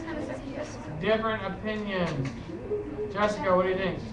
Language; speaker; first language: English; native; English